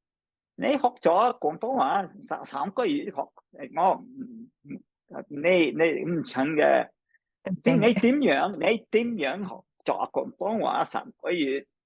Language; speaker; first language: Cantonese; non-native, fluent; English